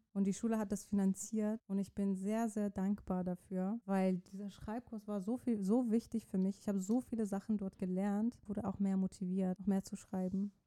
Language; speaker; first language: German; non-native, fluent; Persian